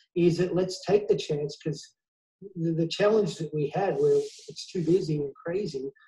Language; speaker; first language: English; native; English